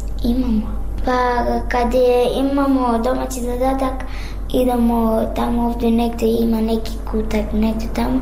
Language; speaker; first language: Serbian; non-native, learner; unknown